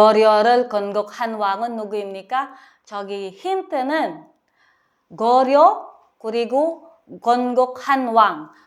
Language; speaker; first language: Korean; non-native, learner; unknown